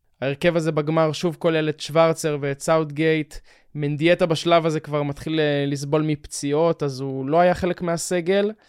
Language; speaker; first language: Hebrew; native; Hebrew